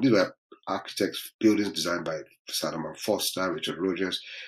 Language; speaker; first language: English; non-native, local second language; Yoruba